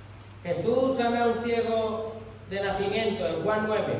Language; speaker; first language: Spanish; native; Spanish